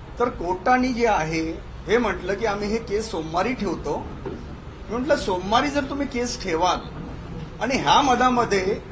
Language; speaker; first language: Marathi; native; Marathi